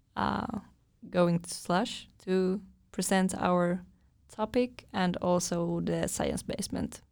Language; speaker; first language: English; non-native, fluent; Finnish